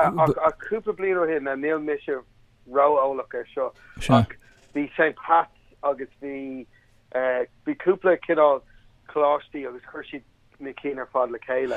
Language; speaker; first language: Irish; non-native, local second language; English